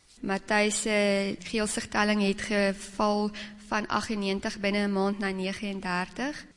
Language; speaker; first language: Afrikaans; native; Afrikaans